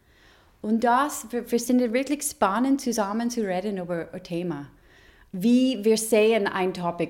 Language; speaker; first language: German; non-native, learner; English